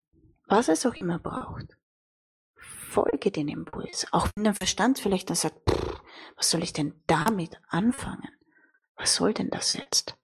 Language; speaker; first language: German; native; German